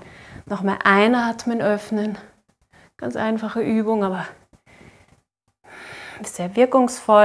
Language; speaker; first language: German; native; German